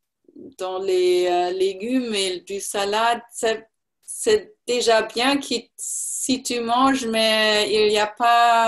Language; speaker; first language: French; non-native, learner; German